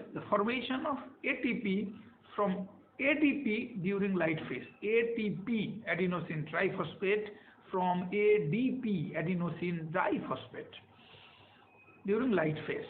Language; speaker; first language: English; non-native, local second language; Bangla